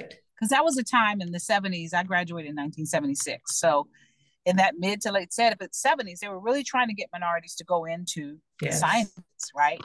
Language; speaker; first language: English; native; English